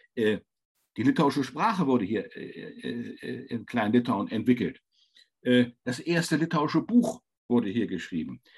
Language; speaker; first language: German; native; German